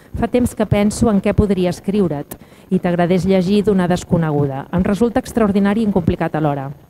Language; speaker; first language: Catalan; native; Catalan